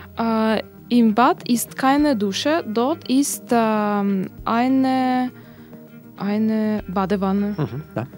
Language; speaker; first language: German; non-native, learner; Russian